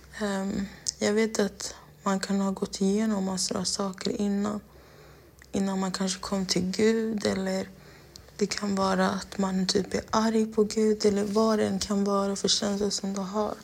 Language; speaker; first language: Swedish; non-native, local second language; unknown